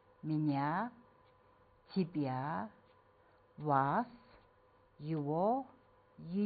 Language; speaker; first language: Russian; non-native, fluent; Mongolian